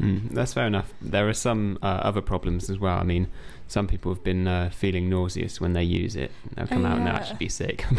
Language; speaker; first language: English; native; English